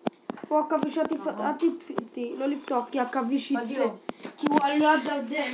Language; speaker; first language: Hebrew; early bilingual, other home language; Russian